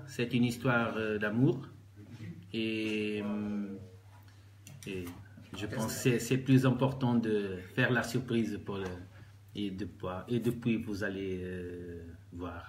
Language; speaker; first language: French; non-native, learner; Portuguese